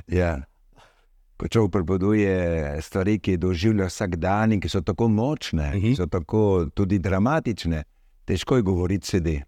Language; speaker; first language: Slovenian; early bilingual, heritage; Slovenian